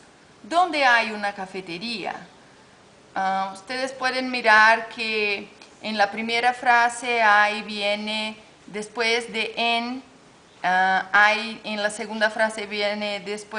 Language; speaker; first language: Spanish; non-native, learner; Portuguese